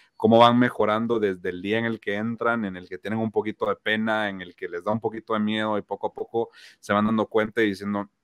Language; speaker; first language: Spanish; native; Spanish